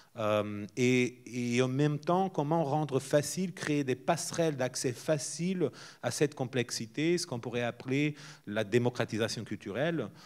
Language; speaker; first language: French; non-native, fluent; Portuguese